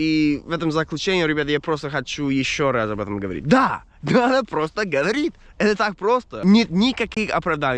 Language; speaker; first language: Russian; non-native, fluent; English